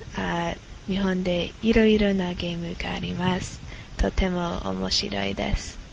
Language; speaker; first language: Japanese; non-native, learner; English